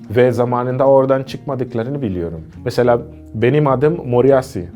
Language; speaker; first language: Turkish; non-native, fluent; Gusii